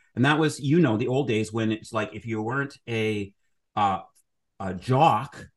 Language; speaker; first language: English; native; English